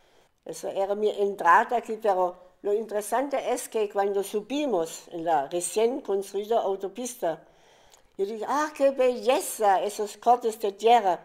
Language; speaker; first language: Spanish; non-native, fluent; German